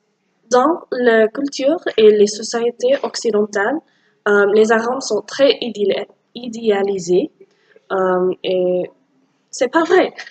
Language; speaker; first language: French; non-native, learner; English